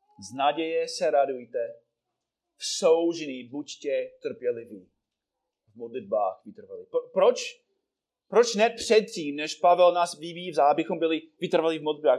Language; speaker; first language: Czech; non-native, fluent; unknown